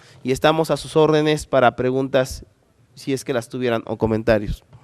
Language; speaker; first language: Spanish; native; Spanish